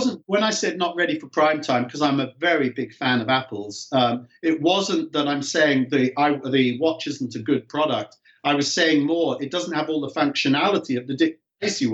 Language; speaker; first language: English; native; English